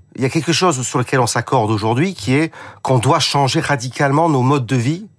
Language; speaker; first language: French; non-native, fluent; English